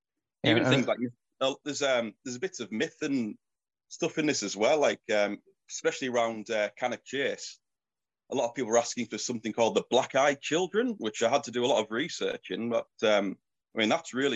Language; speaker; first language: English; native; English